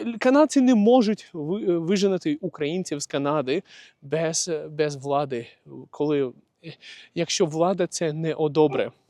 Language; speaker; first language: Ukrainian; non-native, local second language; Russian